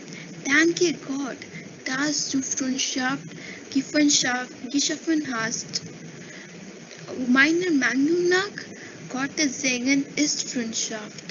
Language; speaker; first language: German; non-native, learner; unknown